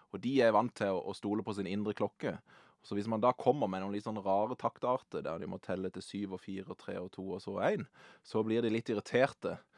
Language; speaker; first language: Norwegian; native; Norwegian